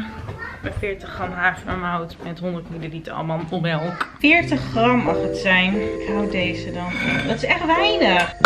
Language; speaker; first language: Dutch; native; Dutch